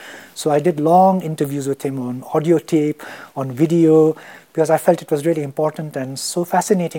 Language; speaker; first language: English; non-native, local second language; Tibetan